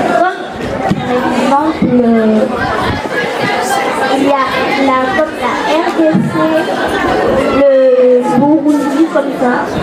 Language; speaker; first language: French; non-native, local second language; Kinyarwanda